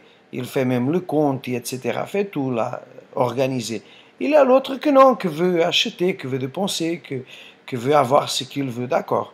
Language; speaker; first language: French; non-native, fluent; Portuguese